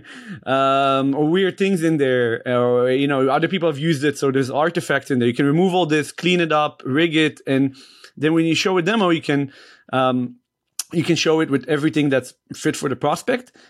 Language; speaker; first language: English; non-native, fluent; Hebrew